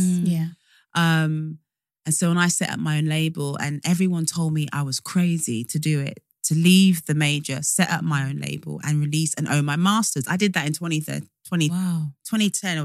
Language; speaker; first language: English; native; English